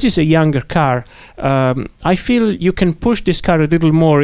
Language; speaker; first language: English; non-native, fluent; Italian